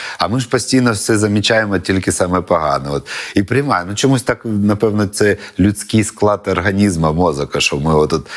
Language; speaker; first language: Ukrainian; non-native, local second language; Russian